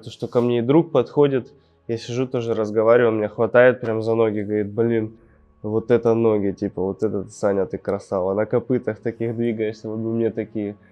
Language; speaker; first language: Russian; native; Russian